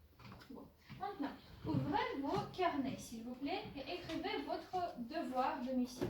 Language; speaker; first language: French; non-native, fluent; Ukrainian